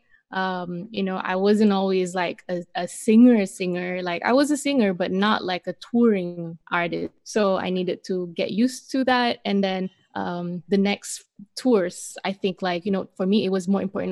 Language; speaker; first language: English; non-native, local second language; Malay